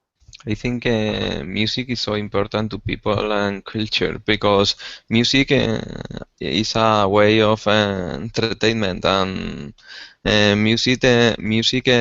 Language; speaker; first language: English; non-native, learner; Spanish